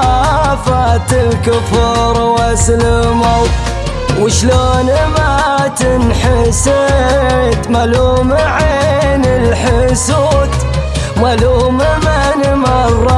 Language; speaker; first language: Arabic; native; Arabic